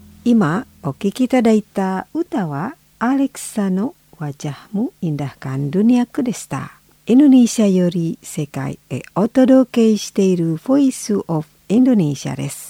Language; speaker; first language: Japanese; non-native, fluent; Indonesian